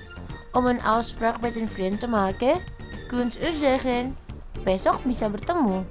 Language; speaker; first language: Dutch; non-native, fluent; Indonesian